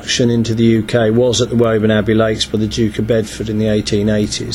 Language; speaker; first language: English; native; English